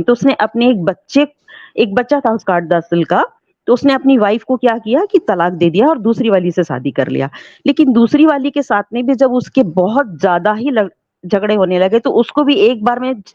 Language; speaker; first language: Hindi; native; Hindi